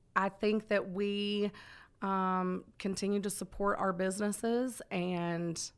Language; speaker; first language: English; native; English